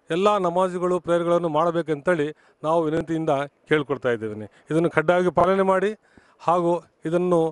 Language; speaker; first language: Kannada; non-native, local second language; Urdu